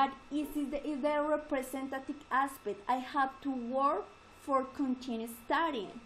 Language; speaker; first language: English; non-native, learner; Spanish